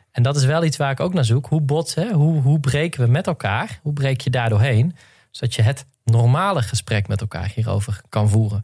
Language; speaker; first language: Dutch; native; Dutch